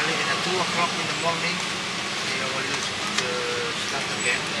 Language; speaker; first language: English; non-native, learner; Indonesian